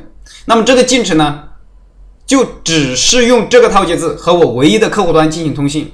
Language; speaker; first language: Chinese; native; Chinese